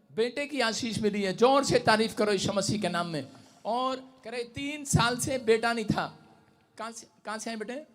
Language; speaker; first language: Hindi; non-native, local second language; Punjabi